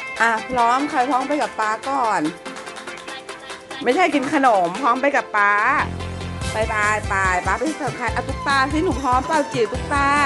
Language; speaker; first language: Thai; native; Thai